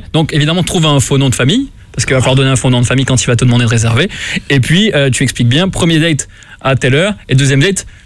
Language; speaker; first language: French; native; French